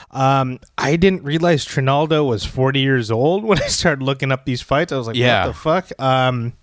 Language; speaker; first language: English; early bilingual, other home language; Filipino